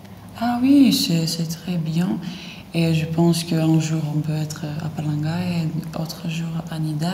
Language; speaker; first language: French; non-native, learner; Lithuanian